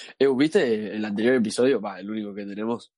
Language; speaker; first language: Spanish; native; Spanish